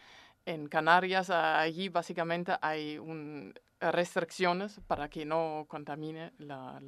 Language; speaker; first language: Spanish; non-native, fluent; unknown